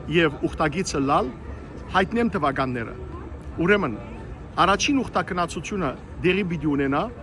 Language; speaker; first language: Armenian; early bilingual, heritage; Armenian